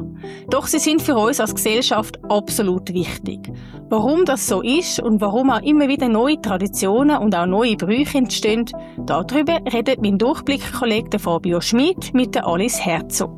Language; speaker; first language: German; native; German